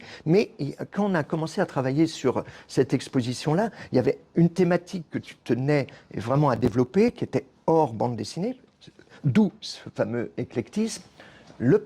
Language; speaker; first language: French; native; French